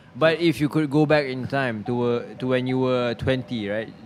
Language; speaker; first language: English; non-native, local second language; Malay